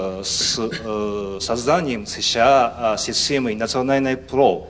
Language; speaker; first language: Russian; non-native, fluent; Japanese